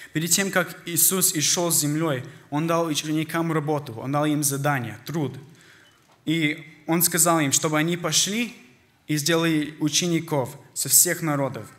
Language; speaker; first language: Russian; early bilingual, heritage; Russian